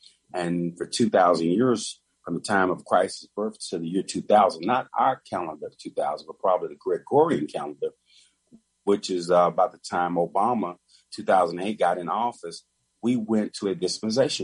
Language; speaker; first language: English; native; English